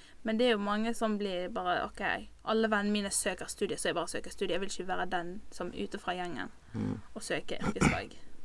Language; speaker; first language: Norwegian; non-native, fluent; Arabic